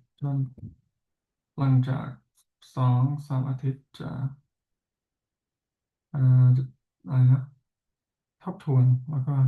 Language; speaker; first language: Thai; non-native, fluent; English